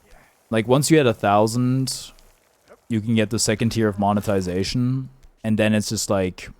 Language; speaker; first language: English; native; English